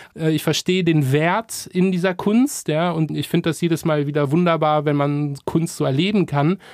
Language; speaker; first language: German; native; German